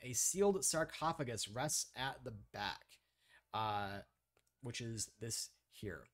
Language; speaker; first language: English; native; English